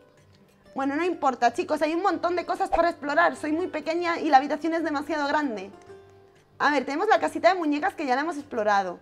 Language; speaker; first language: Spanish; native; Spanish